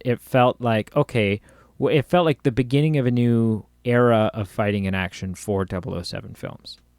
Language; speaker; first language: English; native; English